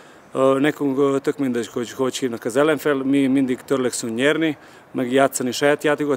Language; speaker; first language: Hungarian; non-native, fluent; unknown